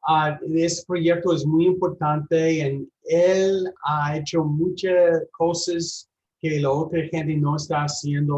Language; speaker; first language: Spanish; non-native, learner; English